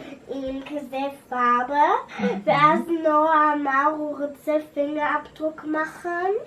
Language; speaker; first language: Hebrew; early bilingual, heritage; Hebrew